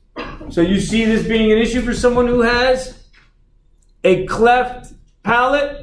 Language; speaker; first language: English; native; English